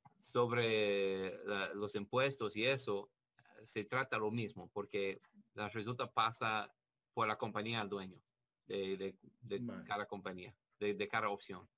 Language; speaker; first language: Spanish; non-native, learner; English